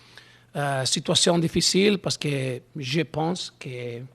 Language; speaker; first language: French; non-native, learner; Italian